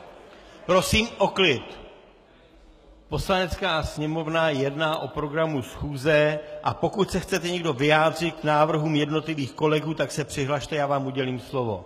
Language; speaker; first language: Czech; native; Czech